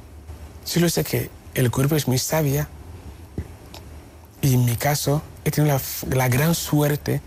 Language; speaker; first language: Spanish; non-native, fluent; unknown